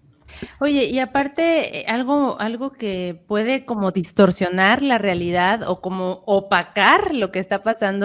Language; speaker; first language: Spanish; native; Spanish